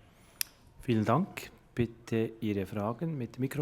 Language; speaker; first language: German; native; German